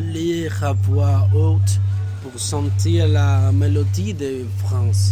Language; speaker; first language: French; non-native, learner; Spanish